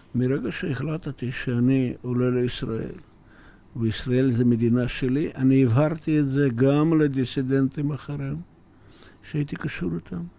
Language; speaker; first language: Hebrew; non-native, fluent; Russian